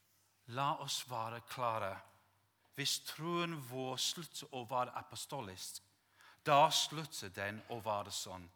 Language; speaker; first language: Norwegian; non-native, fluent; English